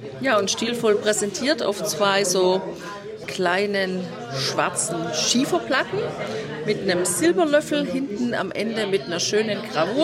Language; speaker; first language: German; native; German